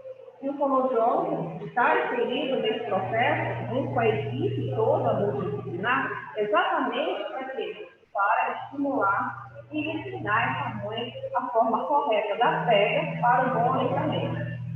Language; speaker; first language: Portuguese; native; Portuguese